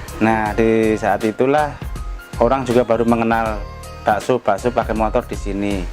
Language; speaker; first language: Indonesian; non-native, local second language; Javanese